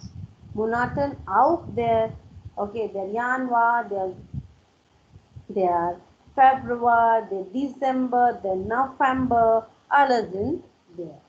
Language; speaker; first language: German; non-native, learner; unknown